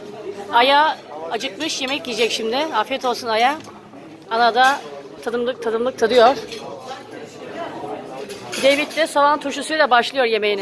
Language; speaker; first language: Turkish; native; Turkish